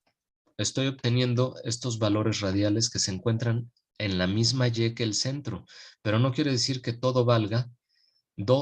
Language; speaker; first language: Spanish; native; Spanish